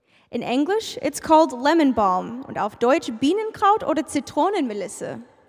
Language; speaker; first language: German; non-native, learner; English